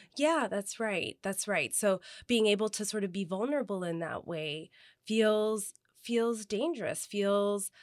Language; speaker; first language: English; native; English